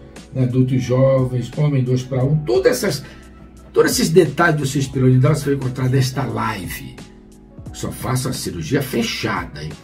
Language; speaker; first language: Portuguese; native; Portuguese